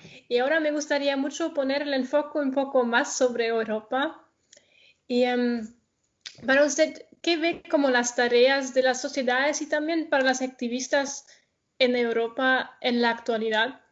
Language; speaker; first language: Spanish; non-native, fluent; German